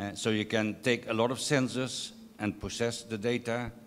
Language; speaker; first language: English; non-native, fluent; Dutch